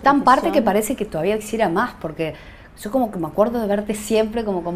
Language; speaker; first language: Spanish; native; Spanish